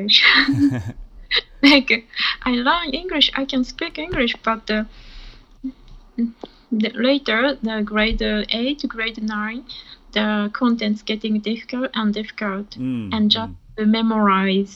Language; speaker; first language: English; non-native, learner; Japanese